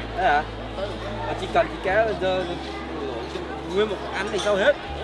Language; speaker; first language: Vietnamese; early bilingual, heritage; Vietnamese